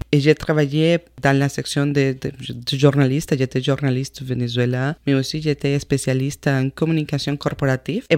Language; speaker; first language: French; non-native, fluent; Spanish